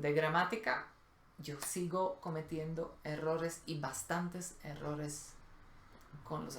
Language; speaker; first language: Spanish; non-native, fluent; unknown